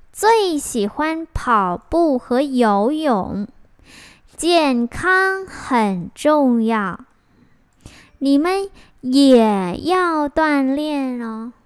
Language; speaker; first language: Chinese; non-native, fluent; Vietnamese